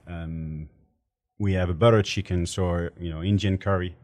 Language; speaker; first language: English; non-native, fluent; French